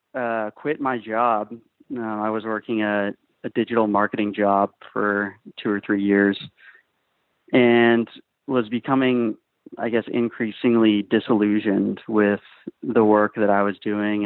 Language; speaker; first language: English; native; English